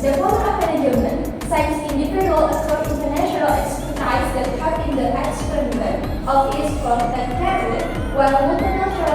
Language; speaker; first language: English; non-native, learner; Indonesian